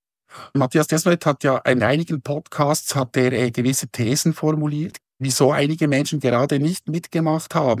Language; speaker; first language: German; native; German